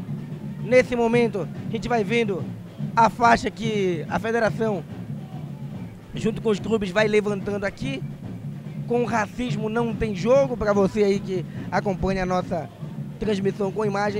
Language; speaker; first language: Portuguese; native; Portuguese